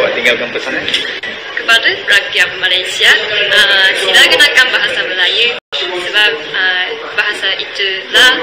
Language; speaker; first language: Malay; non-native, learner; Japanese